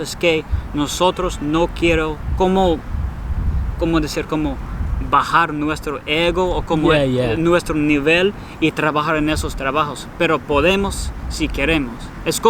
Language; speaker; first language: Spanish; non-native, learner; English